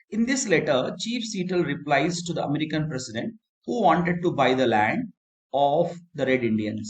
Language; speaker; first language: English; non-native, local second language; Telugu